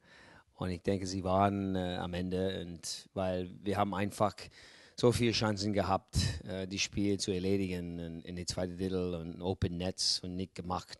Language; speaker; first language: German; non-native, fluent; English